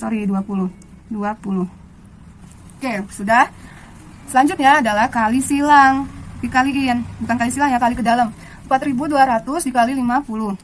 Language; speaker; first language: Indonesian; native; Indonesian